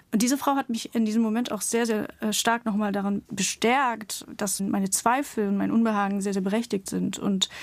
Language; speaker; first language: German; early bilingual, other home language; Turkish